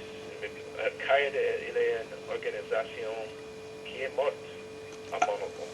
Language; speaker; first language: French; non-native, learner; English